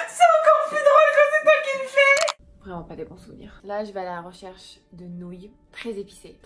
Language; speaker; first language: French; early bilingual, other home language; Arabic